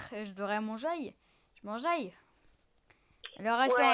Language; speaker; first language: French; native; French